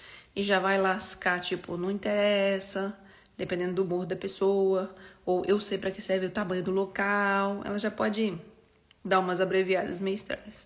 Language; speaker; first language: Portuguese; native; Portuguese